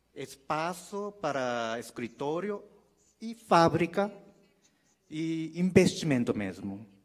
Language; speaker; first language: Portuguese; non-native, learner; Japanese